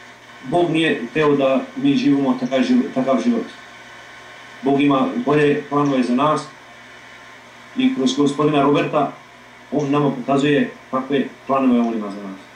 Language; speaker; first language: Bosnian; early bilingual, heritage; English